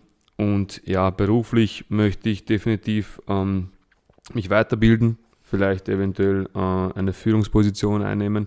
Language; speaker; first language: German; early bilingual, other home language; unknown